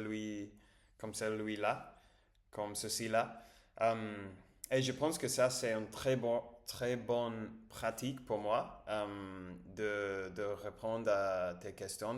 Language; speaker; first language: French; non-native, learner; Spanish